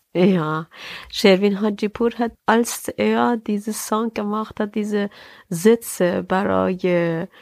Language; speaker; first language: German; non-native, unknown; Persian